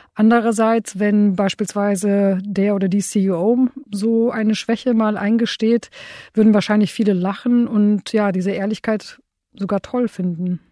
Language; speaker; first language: German; early bilingual, other home language; Romanian